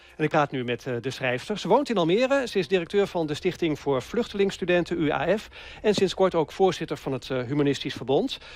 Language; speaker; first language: Dutch; native; Dutch